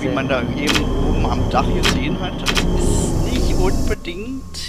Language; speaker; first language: German; native; German